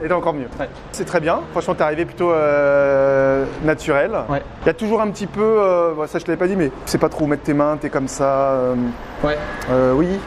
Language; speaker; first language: French; native; French